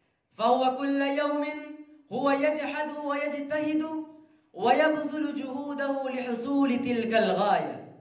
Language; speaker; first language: Arabic; non-native, learner; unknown